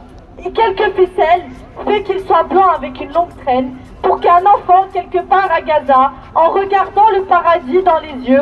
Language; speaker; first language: French; native; French